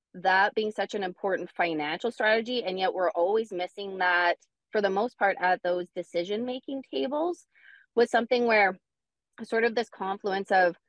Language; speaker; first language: English; native; English